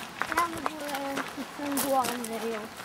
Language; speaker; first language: Polish; early bilingual, heritage; Polish